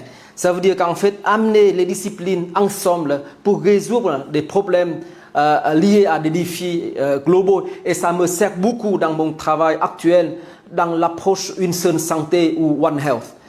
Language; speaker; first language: French; non-native, fluent; Vietnamese